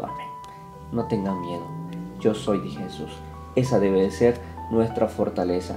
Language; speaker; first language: Spanish; native; Spanish